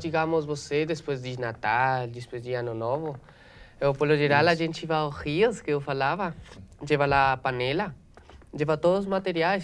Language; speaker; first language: Portuguese; non-native, learner; Spanish